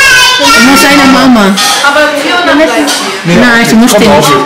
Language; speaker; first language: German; non-native, learner; Cebuano